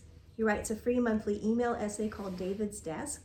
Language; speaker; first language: English; native; English